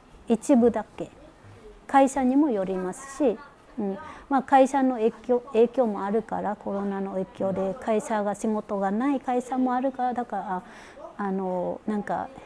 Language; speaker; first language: Japanese; non-native, fluent; Vietnamese